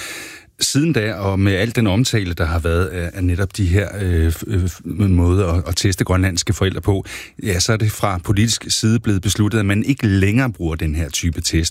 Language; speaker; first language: Danish; native; Danish